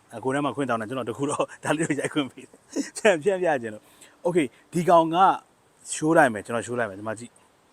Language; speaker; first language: Burmese; native; Burmese